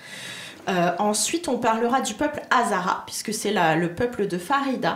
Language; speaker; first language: French; native; French